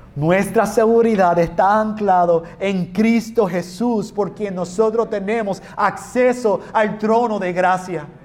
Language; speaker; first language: Spanish; non-native, fluent; English